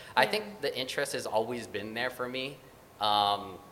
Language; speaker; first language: English; early bilingual, other home language; Filipino